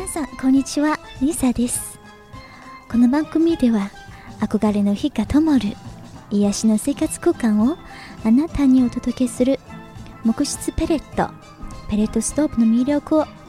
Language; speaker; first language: Japanese; non-native, fluent; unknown